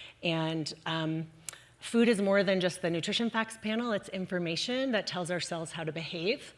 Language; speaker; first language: English; native; English